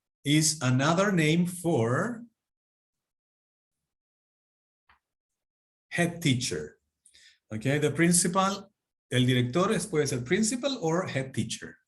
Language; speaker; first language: English; non-native, fluent; Spanish